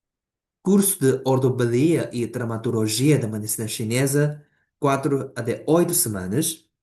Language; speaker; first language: Portuguese; non-native, fluent; Chinese